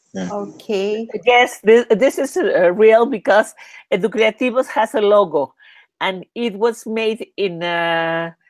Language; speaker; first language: English; non-native, learner; Spanish